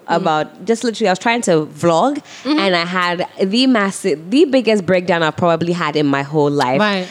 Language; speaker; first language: English; native; English